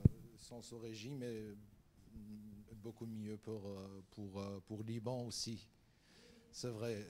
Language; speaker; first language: French; non-native, fluent; Persian